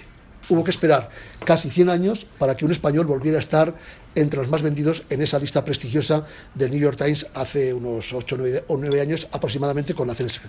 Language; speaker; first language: Spanish; native; Spanish